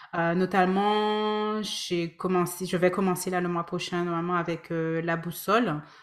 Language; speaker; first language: French; native; French